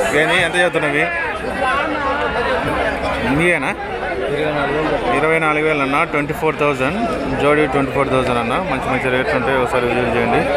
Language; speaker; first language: Telugu; native; Telugu